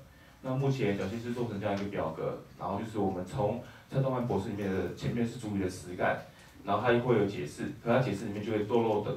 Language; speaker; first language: Chinese; native; Chinese